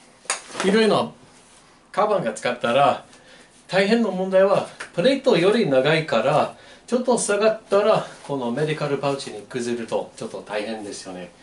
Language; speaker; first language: Japanese; non-native, learner; English